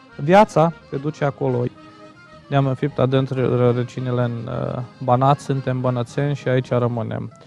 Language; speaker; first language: Romanian; non-native, local second language; Bulgarian